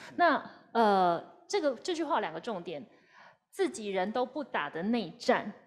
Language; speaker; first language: Chinese; native; Chinese